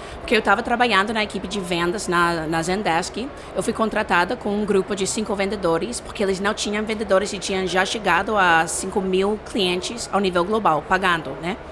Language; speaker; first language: Portuguese; non-native, fluent; English